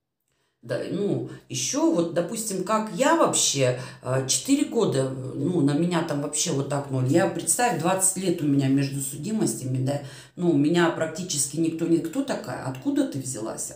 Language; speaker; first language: Russian; native; Russian